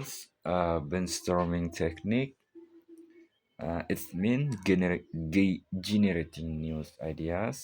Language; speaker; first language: English; non-native, learner; Indonesian